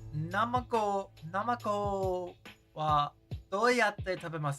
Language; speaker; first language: Japanese; non-native, learner; English